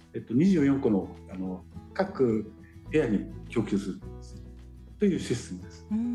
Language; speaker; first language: Japanese; native; Japanese